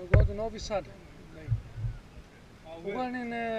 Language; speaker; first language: English; non-native, learner; Greek